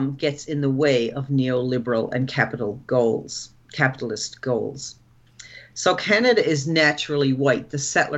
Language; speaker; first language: English; native; English